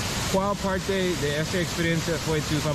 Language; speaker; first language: Spanish; non-native, learner; English